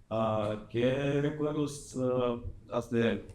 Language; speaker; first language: Spanish; non-native, learner; Bulgarian